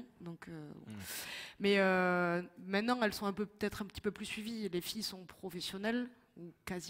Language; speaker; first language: French; native; French